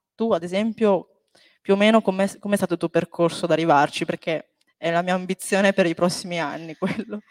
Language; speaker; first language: Italian; early bilingual, other home language; Chinese